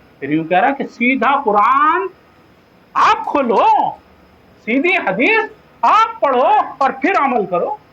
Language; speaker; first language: Urdu; native; Urdu